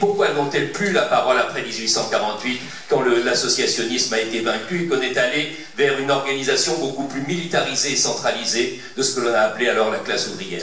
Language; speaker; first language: French; native; French